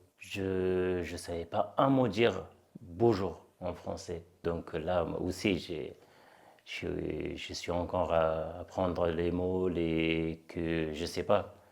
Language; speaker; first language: French; non-native, fluent; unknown